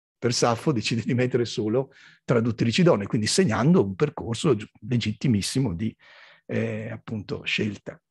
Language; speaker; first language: Italian; native; Italian